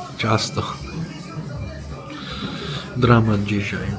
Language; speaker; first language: Polish; non-native, learner; Italian